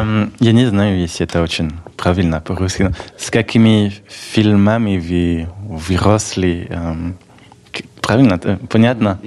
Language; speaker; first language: Russian; non-native, learner; French